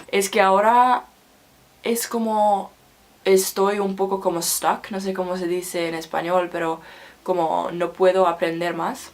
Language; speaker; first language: Spanish; non-native, learner; Finnish